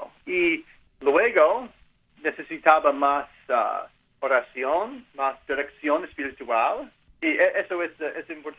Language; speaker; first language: Spanish; non-native, learner; English